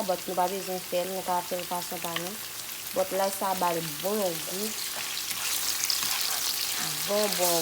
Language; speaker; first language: French; non-native, learner; Haitian Creole